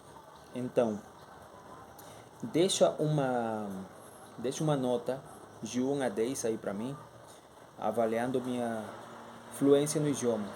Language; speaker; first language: Portuguese; non-native, fluent; Spanish